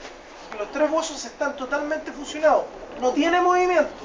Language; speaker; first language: Spanish; native; Spanish